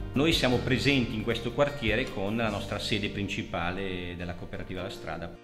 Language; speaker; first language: Italian; native; Italian